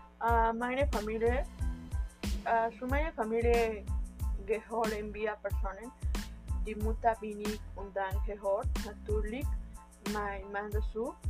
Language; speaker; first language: German; non-native, learner; Spanish